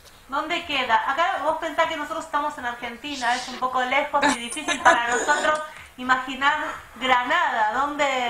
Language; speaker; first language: Spanish; native; Spanish